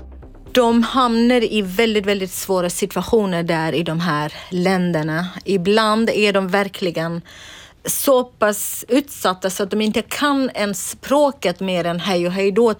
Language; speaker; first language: Swedish; non-native, fluent; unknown